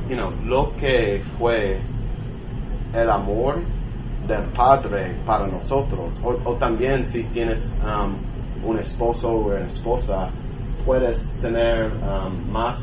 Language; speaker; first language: Spanish; non-native, learner; English